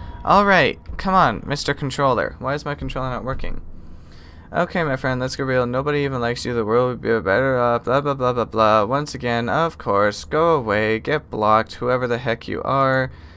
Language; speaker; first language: English; native; English